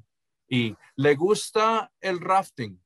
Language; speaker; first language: Spanish; non-native, fluent; English